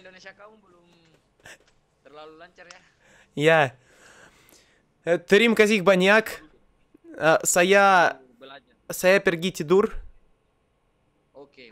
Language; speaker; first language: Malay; non-native, learner; Russian